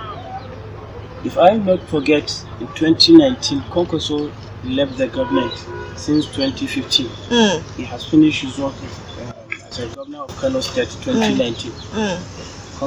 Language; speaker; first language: English; non-native, local second language; Hausa